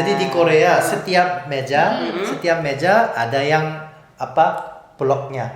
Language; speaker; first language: Indonesian; non-native, fluent; Korean